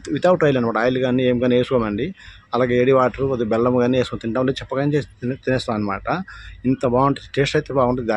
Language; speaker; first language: Telugu; non-native, local second language; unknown